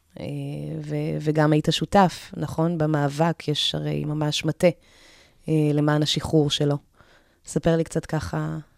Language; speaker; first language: Hebrew; early bilingual, other home language; Amharic